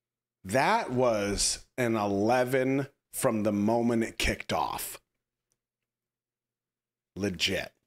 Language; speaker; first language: English; native; English